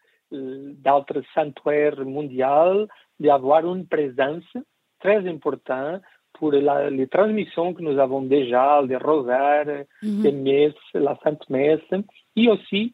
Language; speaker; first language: French; non-native, learner; Portuguese